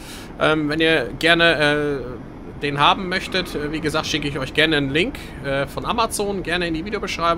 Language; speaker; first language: German; native; German